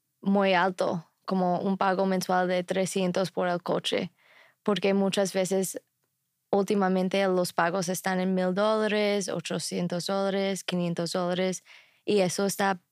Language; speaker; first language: Spanish; non-native, fluent; English